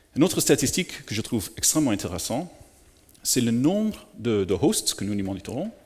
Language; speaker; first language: French; native; French